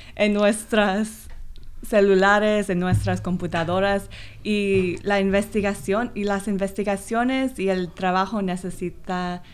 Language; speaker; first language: Spanish; non-native, fluent; Korean